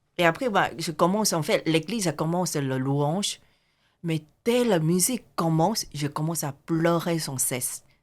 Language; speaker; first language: French; non-native, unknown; Chinese